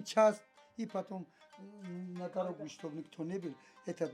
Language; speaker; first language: Russian; non-native, learner; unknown